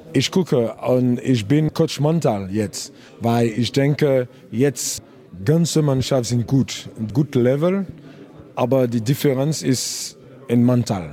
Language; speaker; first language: German; non-native, learner; French